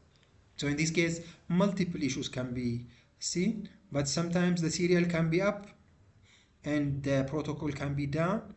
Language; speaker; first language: English; non-native, local second language; Amharic